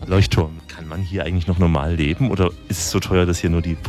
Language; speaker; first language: German; native; German